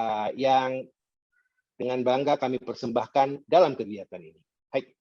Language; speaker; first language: Indonesian; native; Indonesian